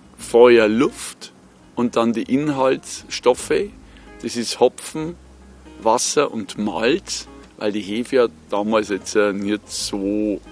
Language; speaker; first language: German; native; German